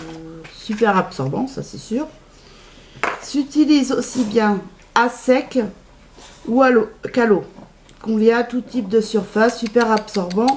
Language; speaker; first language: French; native; French